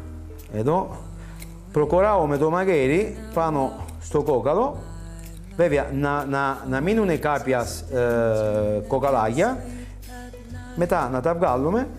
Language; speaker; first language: Greek; non-native, learner; Italian